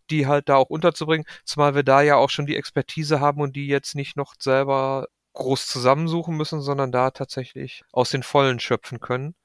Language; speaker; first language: German; native; German